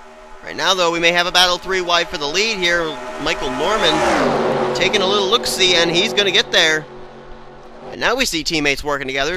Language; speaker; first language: English; native; English